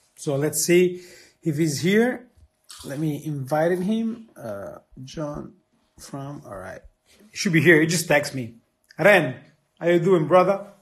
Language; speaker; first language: English; non-native, fluent; Italian